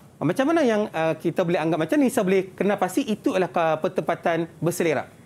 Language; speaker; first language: Malay; native; Malay